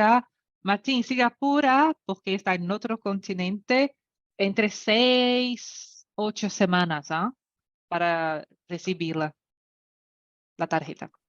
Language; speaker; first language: Spanish; non-native, learner; Portuguese